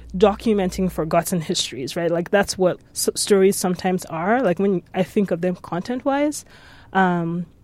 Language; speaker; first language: English; non-native, local second language; Yoruba